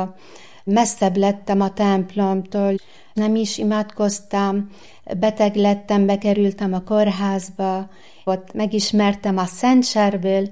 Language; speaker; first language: Hungarian; non-native, learner; Arabic